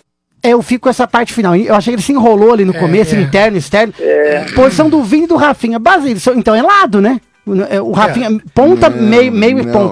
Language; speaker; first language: Portuguese; native; Portuguese